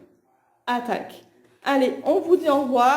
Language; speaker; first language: French; native; French